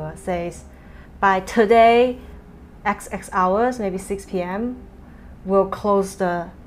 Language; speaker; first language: English; non-native, fluent; Chinese